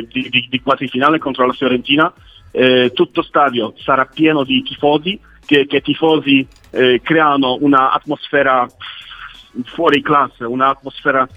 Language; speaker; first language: Italian; non-native, learner; Polish